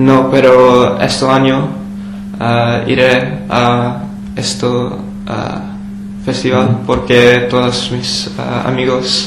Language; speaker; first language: Spanish; non-native, learner; English